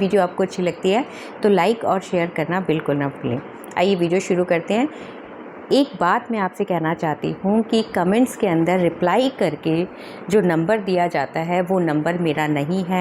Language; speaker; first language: Hindi; native; Hindi